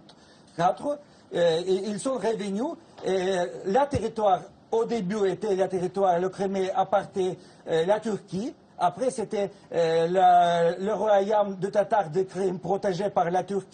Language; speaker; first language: French; non-native, fluent; Russian